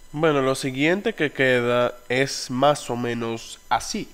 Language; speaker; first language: Spanish; native; Spanish